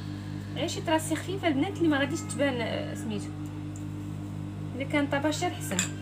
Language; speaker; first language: Arabic; native; Arabic